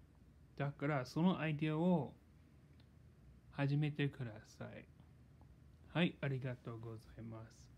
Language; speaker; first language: Japanese; non-native, learner; English